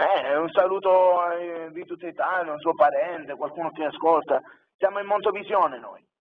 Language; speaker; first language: Italian; native; Italian